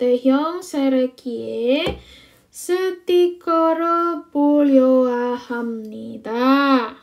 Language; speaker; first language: Korean; non-native, fluent; Indonesian